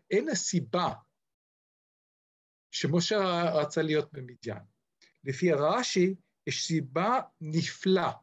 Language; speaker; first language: Hebrew; non-native, fluent; English